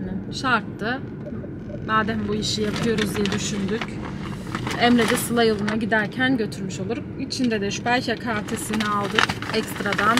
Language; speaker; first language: Turkish; native; Turkish